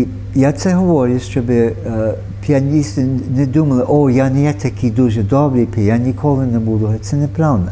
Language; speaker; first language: Ukrainian; early bilingual, heritage; Ukrainian